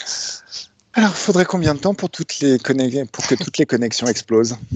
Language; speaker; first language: French; native; French